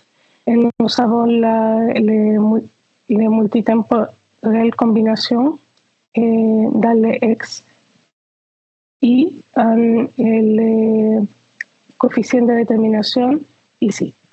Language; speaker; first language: French; non-native, fluent; Spanish